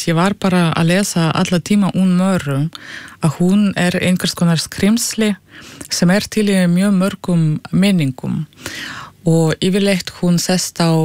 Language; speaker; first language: Icelandic; non-native, fluent; Russian